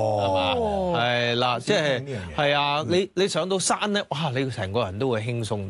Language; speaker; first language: Cantonese; native; Cantonese